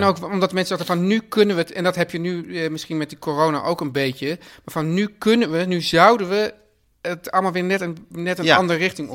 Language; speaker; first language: Dutch; native; Dutch